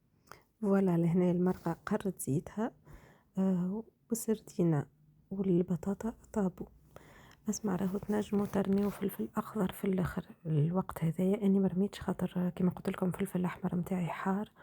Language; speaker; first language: Arabic; native; Arabic